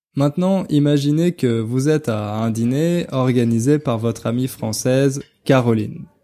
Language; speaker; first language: French; native; French